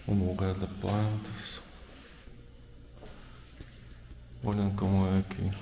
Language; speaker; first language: Portuguese; non-native, learner; Russian